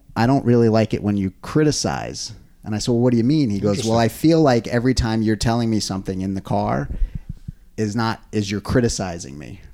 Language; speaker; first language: English; native; English